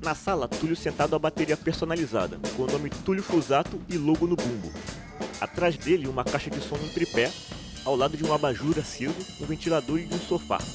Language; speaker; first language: Portuguese; native; Portuguese